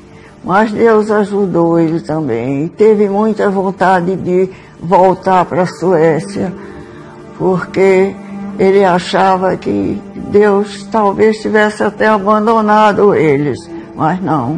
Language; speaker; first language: Portuguese; early bilingual, other home language; Swedish